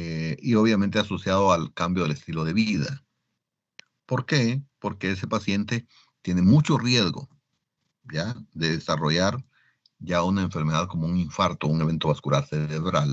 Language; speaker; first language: Spanish; native; Spanish